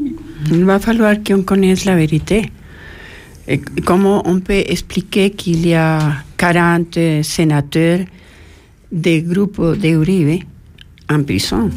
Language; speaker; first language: French; non-native, fluent; Spanish